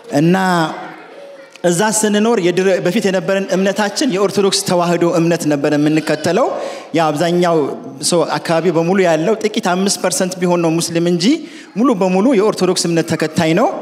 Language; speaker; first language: Amharic; non-native, local second language; Sebat Bet Gurage